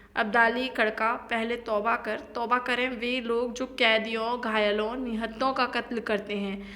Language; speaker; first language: Hindi; native; Hindi